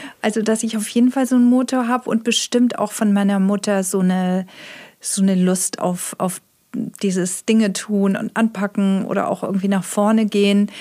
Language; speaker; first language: German; native; German